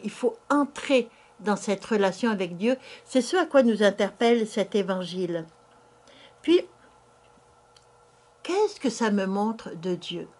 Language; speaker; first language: French; native; French